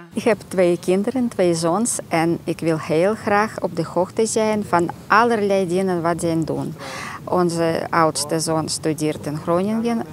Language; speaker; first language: Dutch; non-native, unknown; Russian